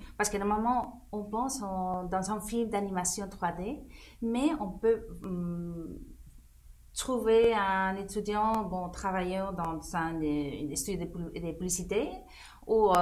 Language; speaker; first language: French; non-native, fluent; Spanish